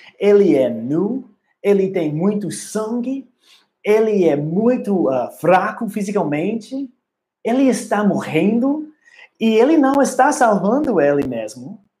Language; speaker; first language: Portuguese; non-native, learner; English